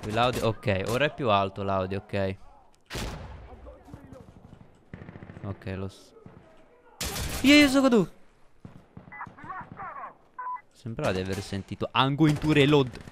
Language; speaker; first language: Italian; native; Italian